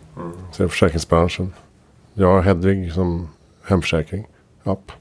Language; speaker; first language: Swedish; native; Swedish